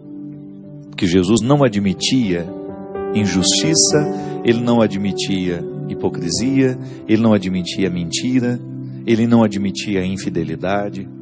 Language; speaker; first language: Portuguese; native; Portuguese